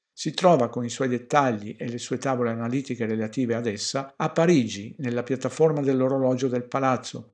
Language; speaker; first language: Italian; native; Italian